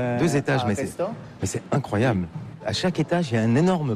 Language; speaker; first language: French; native; French